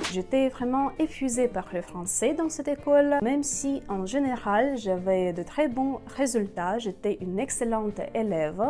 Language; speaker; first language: French; non-native, fluent; Russian